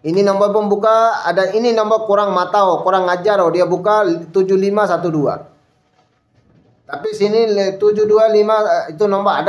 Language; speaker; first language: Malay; non-native, fluent; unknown